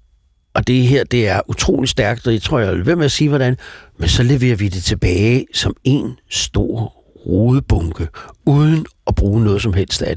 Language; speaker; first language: Danish; native; Danish